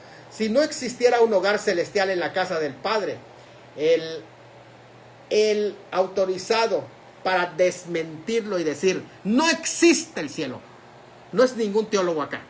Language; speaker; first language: Spanish; native; Spanish